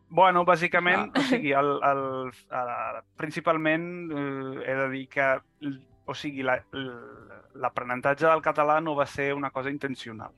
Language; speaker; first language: Catalan; non-native, fluent; Italian